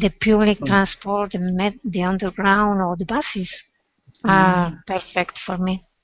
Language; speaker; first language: English; non-native, learner; Spanish